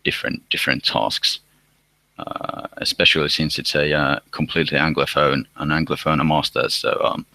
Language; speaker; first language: English; non-native, fluent; Finnish